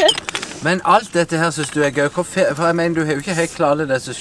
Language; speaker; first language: Norwegian; native; Norwegian